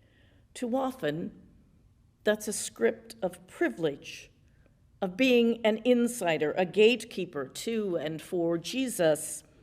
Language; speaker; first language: English; native; English